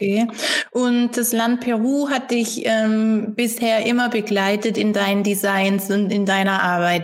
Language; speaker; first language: German; native; German